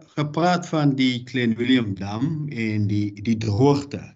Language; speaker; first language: Afrikaans; native; Afrikaans